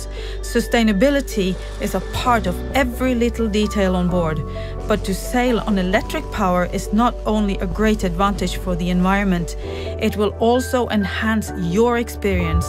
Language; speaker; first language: English; non-native, fluent; Norwegian